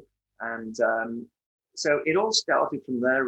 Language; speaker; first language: English; native; English